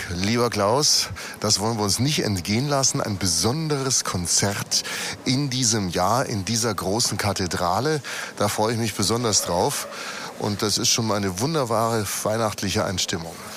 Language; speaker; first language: German; native; German